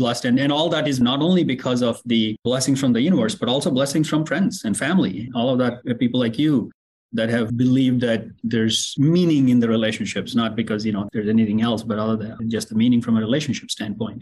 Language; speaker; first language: English; non-native, local second language; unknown